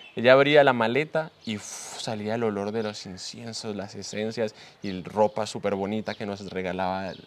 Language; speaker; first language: Spanish; native; Spanish